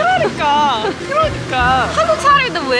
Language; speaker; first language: Korean; early bilingual, heritage; English